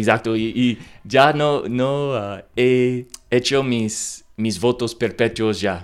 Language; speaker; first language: Spanish; non-native, learner; English